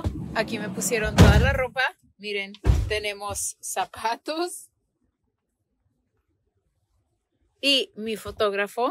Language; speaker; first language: Spanish; early bilingual, heritage; Spanish